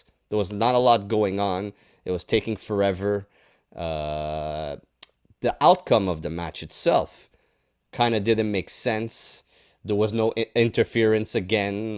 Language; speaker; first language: English; native; English